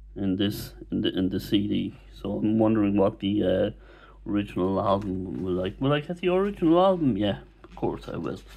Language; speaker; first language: English; native; English